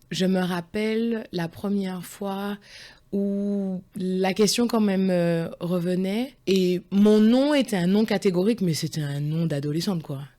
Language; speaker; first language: French; early bilingual, other home language; Guadeloupean Creole French